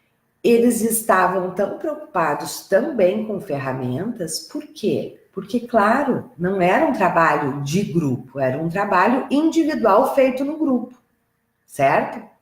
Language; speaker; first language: Portuguese; native; Portuguese